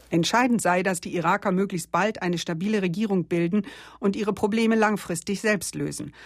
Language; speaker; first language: German; native; German